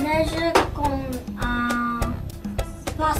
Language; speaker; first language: French; non-native, learner; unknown